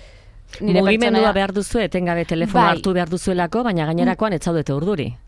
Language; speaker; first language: Basque; native; Basque